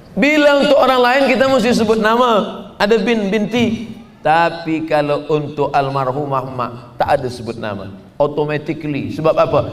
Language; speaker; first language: Malay; native; Malay